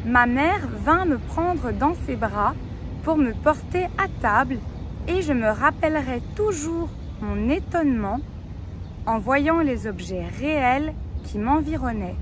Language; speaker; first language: French; native; French